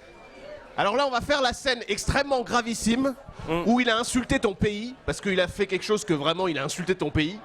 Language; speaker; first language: French; native; French